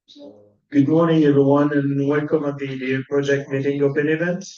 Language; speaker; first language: English; non-native, fluent; French